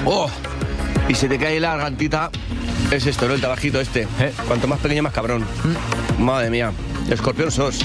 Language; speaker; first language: Spanish; native; Spanish